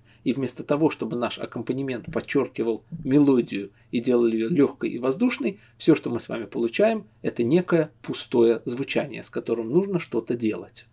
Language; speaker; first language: Russian; native; Russian